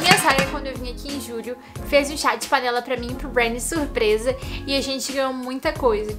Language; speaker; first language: Portuguese; native; Portuguese